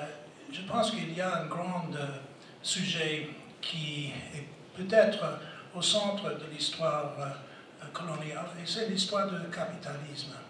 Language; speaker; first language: French; non-native, fluent; English